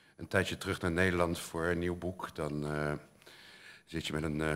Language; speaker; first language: Dutch; native; Dutch